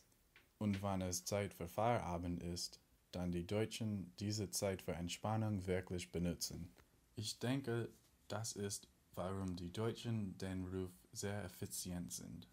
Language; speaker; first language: German; non-native, learner; English